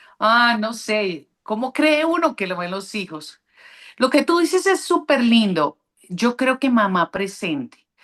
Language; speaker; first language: Spanish; native; Spanish